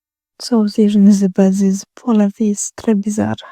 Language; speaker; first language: French; non-native, learner; Spanish